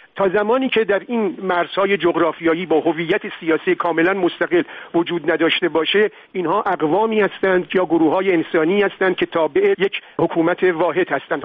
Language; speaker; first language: Persian; native; Persian